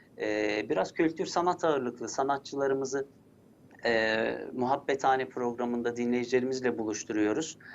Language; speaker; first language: Turkish; early bilingual, heritage; Turkish